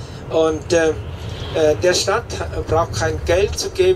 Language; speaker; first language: German; non-native, fluent; Vietnamese